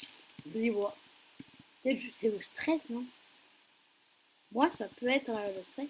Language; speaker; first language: French; native; French